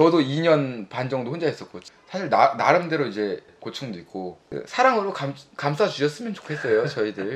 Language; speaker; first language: Korean; native; Korean